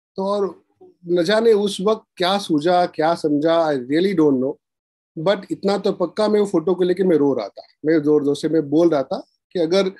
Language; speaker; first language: Hindi; non-native, local second language; Marathi